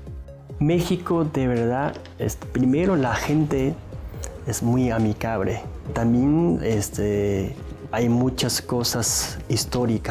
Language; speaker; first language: Spanish; non-native, learner; Chinese